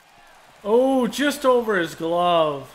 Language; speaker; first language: English; native; English